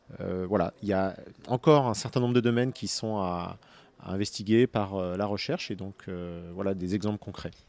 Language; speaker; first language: French; native; French